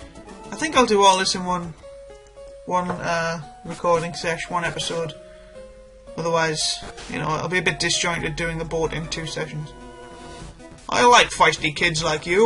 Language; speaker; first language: English; native; English